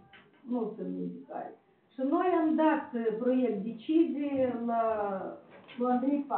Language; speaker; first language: Romanian; non-native, local second language; Russian